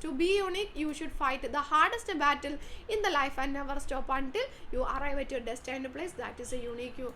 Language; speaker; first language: English; non-native, local second language; Malayalam